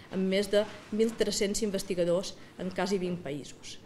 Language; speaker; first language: Catalan; native; Catalan